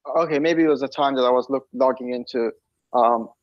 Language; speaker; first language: English; non-native, fluent; Persian